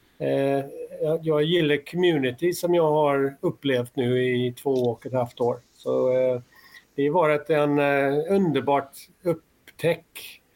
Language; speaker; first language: Swedish; non-native, fluent; English